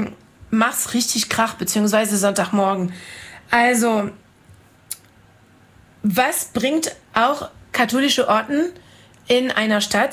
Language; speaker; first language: German; non-native, fluent; French